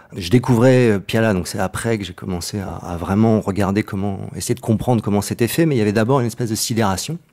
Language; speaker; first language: French; native; French